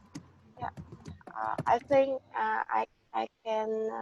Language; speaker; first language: English; non-native, learner; Vietnamese